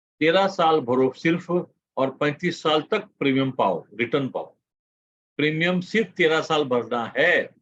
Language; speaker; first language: Hindi; non-native, local second language; Gujarati